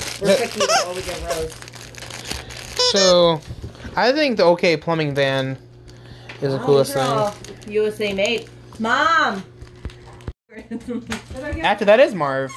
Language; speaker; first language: English; native; English